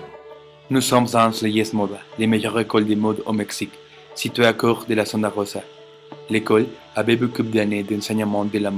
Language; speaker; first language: French; non-native, learner; Spanish